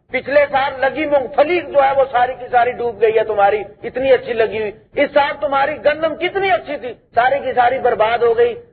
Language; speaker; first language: Urdu; non-native, local second language; Punjabi